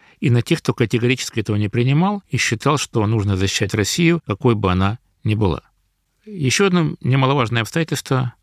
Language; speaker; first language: Russian; native; Russian